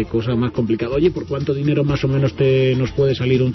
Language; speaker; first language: Spanish; native; Spanish